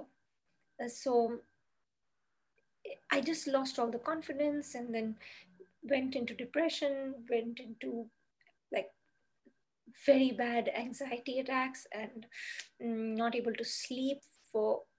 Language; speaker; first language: English; non-native, local second language; Bangla